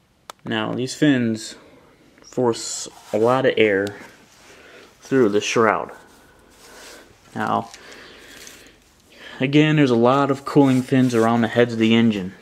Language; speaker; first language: English; native; English